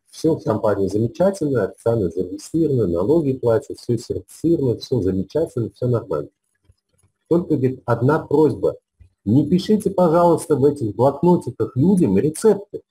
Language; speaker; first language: Russian; native; Russian